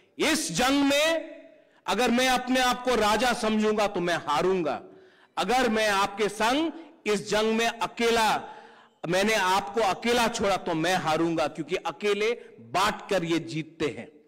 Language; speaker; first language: Hindi; non-native, local second language; Kok Borok